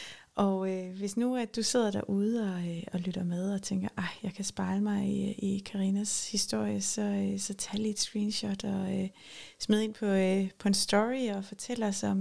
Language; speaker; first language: Danish; native; Danish